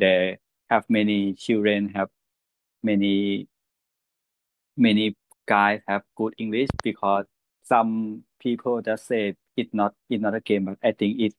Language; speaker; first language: English; non-native, learner; Thai